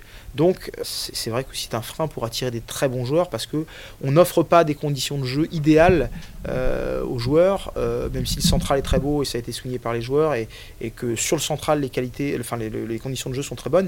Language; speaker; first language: French; native; French